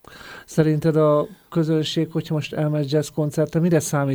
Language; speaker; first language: Hungarian; native; Hungarian